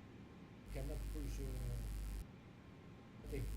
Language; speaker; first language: English; non-native, learner; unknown